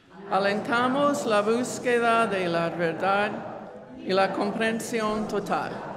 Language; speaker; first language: Spanish; non-native, learner; English